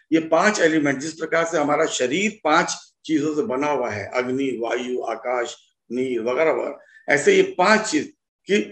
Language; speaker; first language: Hindi; native; Hindi